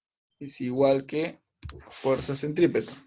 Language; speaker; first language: Spanish; native; Spanish